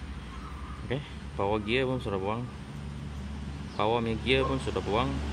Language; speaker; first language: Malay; non-native, local second language; Chinese